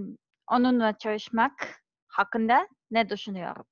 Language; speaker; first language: Turkish; non-native, learner; Serbian